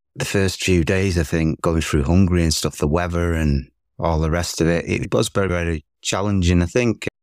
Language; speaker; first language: English; native; English